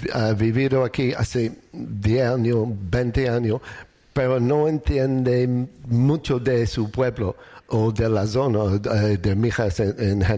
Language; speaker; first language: Spanish; non-native, learner; English